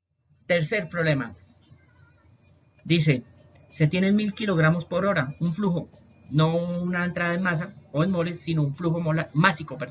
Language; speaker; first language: Spanish; native; Spanish